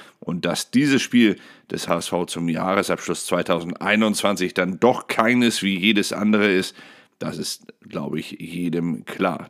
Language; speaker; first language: German; native; German